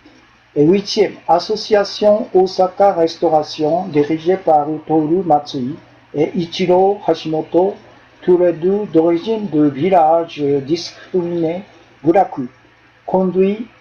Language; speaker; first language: French; non-native, fluent; Japanese